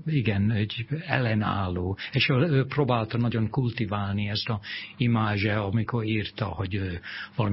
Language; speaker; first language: Hungarian; non-native, fluent; English